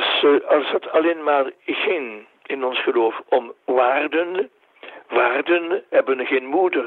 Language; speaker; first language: Dutch; non-native, local second language; French